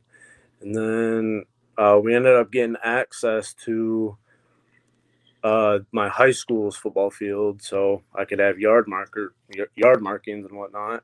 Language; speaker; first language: English; native; English